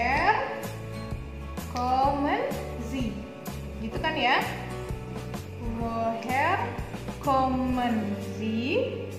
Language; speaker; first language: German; non-native, fluent; Indonesian